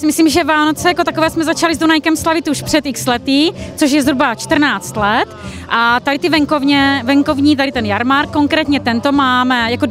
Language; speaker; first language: Czech; native; Czech